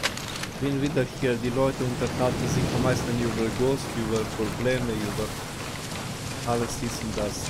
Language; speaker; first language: German; non-native, fluent; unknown